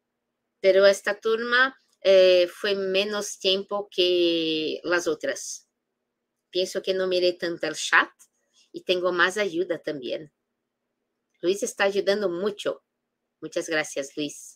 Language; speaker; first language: Spanish; non-native, fluent; Portuguese